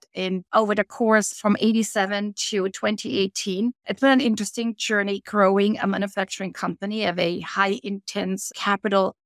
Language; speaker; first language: English; non-native, fluent; German